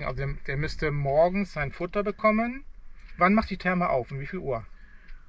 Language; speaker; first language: German; non-native, fluent; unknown